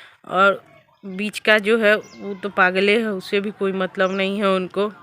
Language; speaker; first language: Hindi; native; Hindi